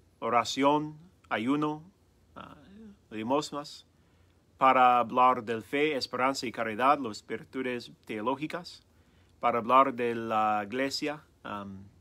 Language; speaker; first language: Spanish; non-native, fluent; English